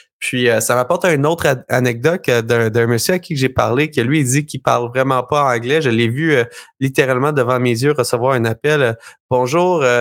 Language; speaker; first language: French; native; French